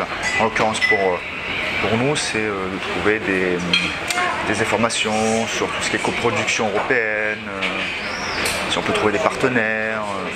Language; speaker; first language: French; native; French